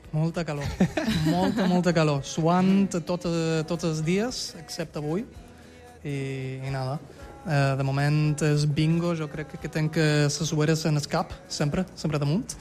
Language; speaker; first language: Catalan; early bilingual, other home language; German